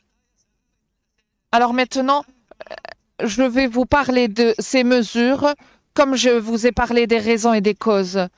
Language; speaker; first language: French; non-native, local second language; Arabic